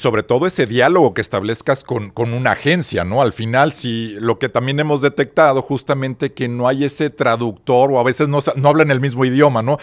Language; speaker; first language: Spanish; native; Spanish